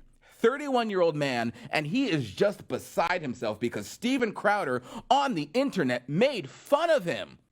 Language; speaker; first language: English; native; English